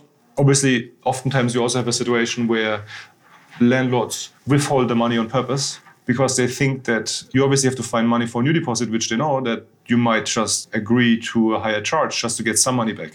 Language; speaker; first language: English; non-native, fluent; German